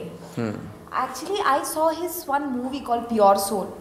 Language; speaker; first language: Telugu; non-native, local second language; Bangla